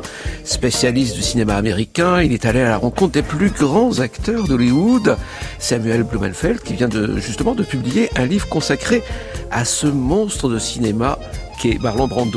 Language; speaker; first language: French; native; French